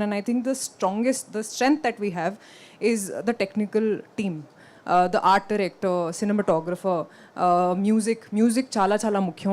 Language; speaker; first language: Telugu; non-native, fluent; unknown